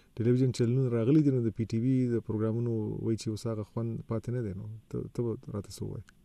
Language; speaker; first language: Pashto; native; Pashto